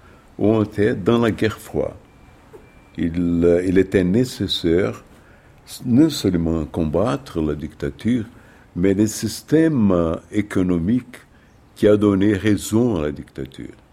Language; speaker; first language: French; non-native, fluent; Portuguese